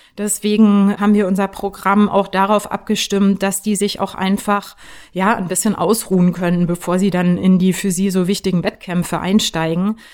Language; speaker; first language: German; native; German